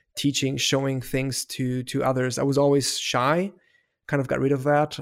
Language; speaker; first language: English; non-native, fluent; German